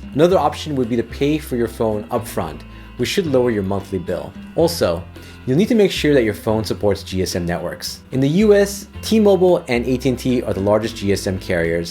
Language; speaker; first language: English; native; English